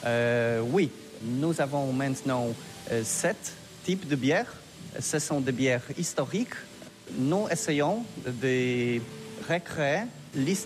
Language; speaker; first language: French; non-native, learner; Polish